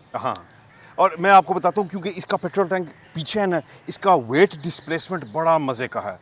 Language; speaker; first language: Urdu; non-native, local second language; Punjabi